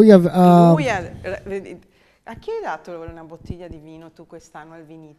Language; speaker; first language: Italian; native; Italian